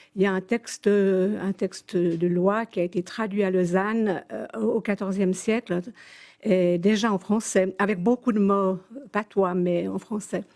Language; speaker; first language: French; native; French